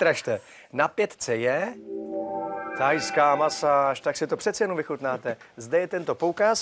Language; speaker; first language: Czech; native; Czech